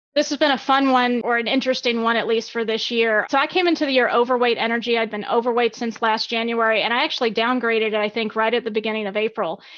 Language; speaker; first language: English; native; English